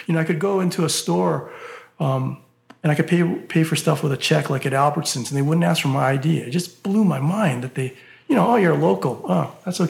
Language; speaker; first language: English; native; English